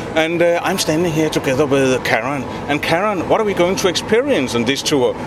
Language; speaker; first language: English; non-native, fluent; Danish